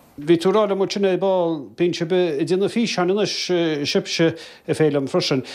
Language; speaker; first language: Irish; native; Irish